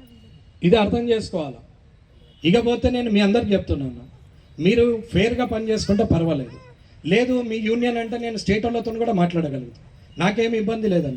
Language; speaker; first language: Telugu; native; Telugu